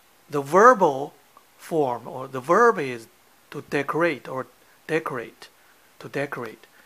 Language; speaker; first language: English; non-native, fluent; Chinese